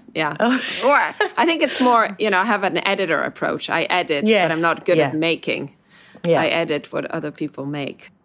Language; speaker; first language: English; non-native, fluent; Italian